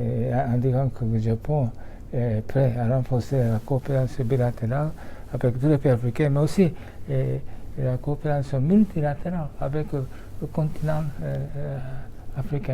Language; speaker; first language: French; non-native, fluent; Japanese